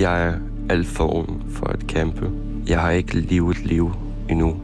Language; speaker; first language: Danish; non-native, fluent; Ukrainian